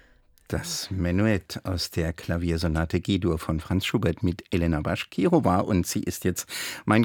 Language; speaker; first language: German; native; German